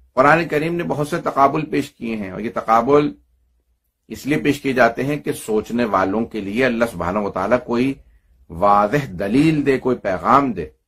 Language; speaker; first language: Urdu; native; Urdu